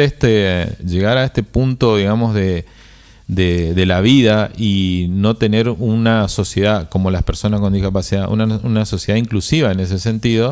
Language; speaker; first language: Spanish; native; Spanish